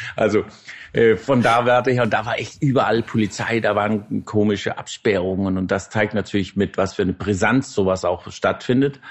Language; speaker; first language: German; non-native, fluent; Danish